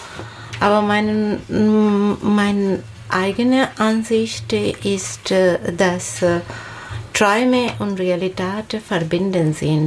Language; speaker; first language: German; non-native, learner; Bangla